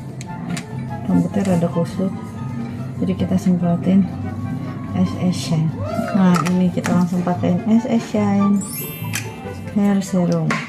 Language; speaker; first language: Indonesian; native; Indonesian